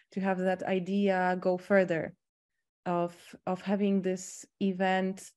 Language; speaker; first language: English; non-native, fluent; Polish